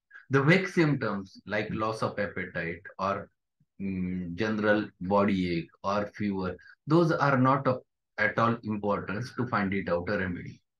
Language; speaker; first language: English; non-native, local second language; Marathi